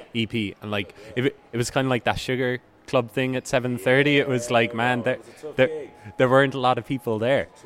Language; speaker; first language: English; native; English